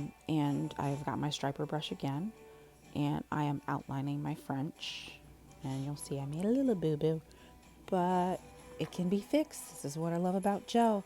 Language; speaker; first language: English; native; English